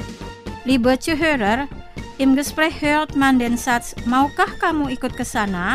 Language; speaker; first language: German; non-native, fluent; Indonesian